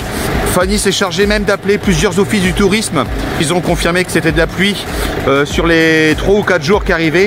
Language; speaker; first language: French; native; French